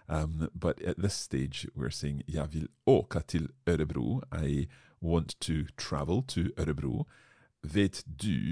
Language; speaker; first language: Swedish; non-native, learner; English